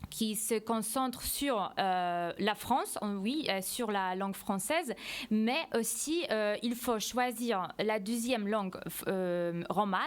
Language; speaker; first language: French; non-native, fluent; Polish